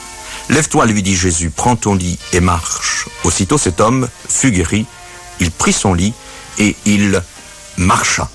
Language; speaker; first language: French; native; French